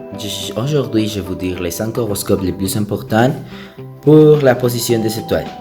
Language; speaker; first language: French; non-native, learner; Spanish